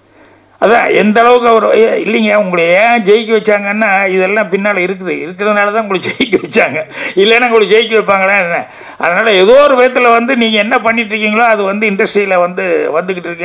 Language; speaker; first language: Tamil; native; Tamil